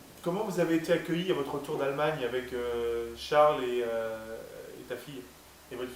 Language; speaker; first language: French; native; French